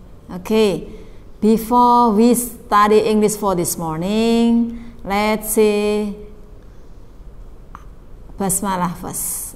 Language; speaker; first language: English; non-native, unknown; Javanese